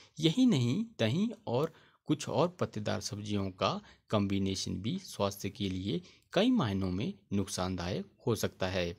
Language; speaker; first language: Hindi; native; Hindi